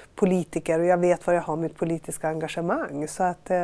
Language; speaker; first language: Swedish; native; Swedish